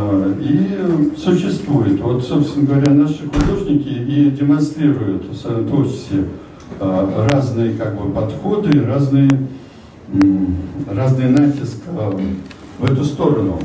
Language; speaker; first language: Russian; native; Russian